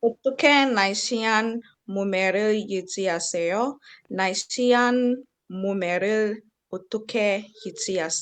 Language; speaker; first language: Korean; non-native, learner; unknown